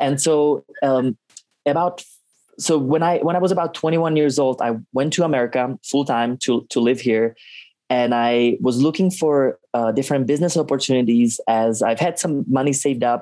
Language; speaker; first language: English; non-native, fluent; Czech